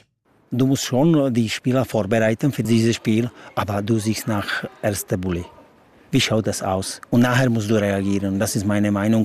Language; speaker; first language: German; non-native, learner; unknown